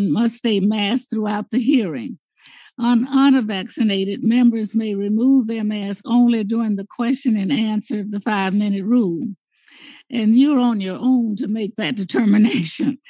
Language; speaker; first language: English; native; English